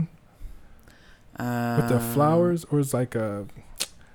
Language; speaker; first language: English; native; English